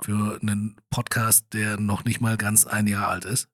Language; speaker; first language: German; native; German